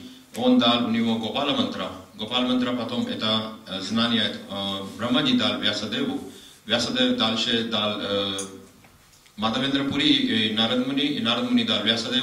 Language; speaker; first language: Russian; non-native, learner; Hindi